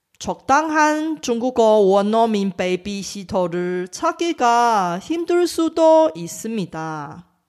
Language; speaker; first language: Korean; non-native, fluent; Chinese